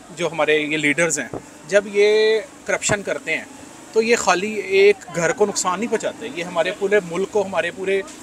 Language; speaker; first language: Urdu; non-native, local second language; Punjabi